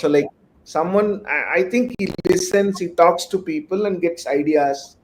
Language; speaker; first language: English; non-native, local second language; Tamil